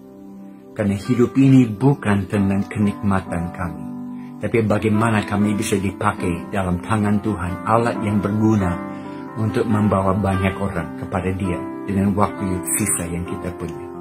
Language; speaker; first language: Indonesian; non-native, fluent; English